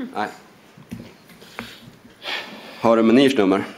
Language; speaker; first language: Swedish; native; Swedish